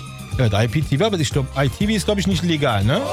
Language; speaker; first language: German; early bilingual, other home language; Turkish